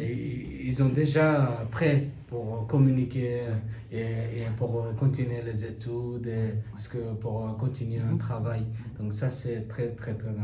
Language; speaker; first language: French; non-native, learner; Bangla